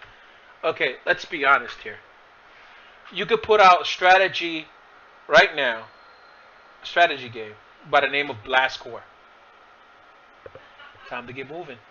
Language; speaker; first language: English; native; English